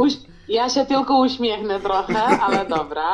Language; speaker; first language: Polish; non-native, fluent; Serbian